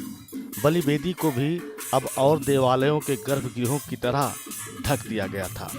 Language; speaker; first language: Hindi; native; Hindi